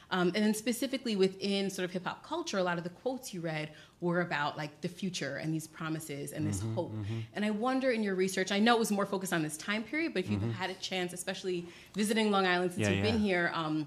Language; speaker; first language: English; native; English